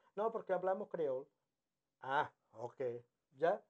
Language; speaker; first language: Spanish; non-native, learner; Italian